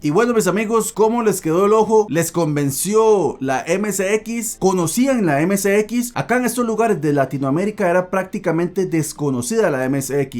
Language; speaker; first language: Spanish; native; Spanish